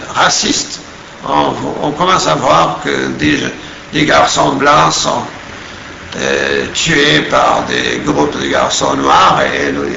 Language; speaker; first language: French; non-native, fluent; Portuguese